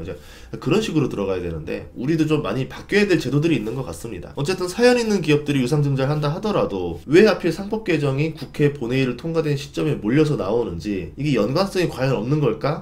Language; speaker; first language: Korean; native; Korean